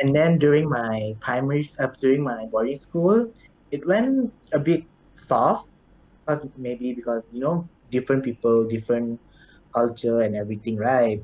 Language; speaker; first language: English; non-native, local second language; Thai